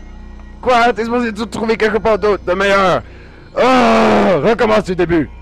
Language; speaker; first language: French; native; French